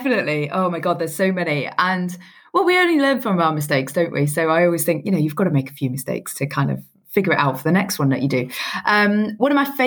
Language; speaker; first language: English; native; English